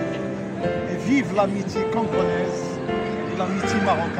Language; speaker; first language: French; non-native, local second language; Arabic